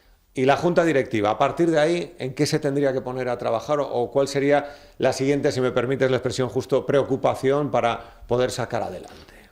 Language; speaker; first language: Spanish; native; Spanish